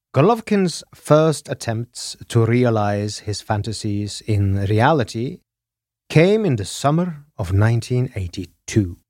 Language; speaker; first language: English; non-native, fluent; Norwegian